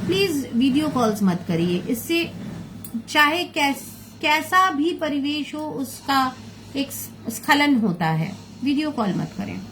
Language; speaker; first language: Hindi; non-native, local second language; Bangla